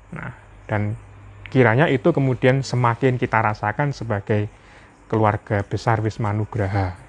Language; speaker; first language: Indonesian; non-native, local second language; Javanese